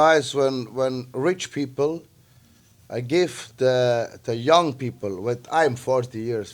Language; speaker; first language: English; non-native, learner; Italian